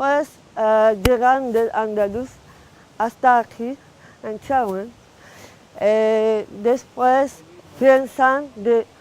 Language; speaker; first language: Spanish; non-native, fluent; Arabic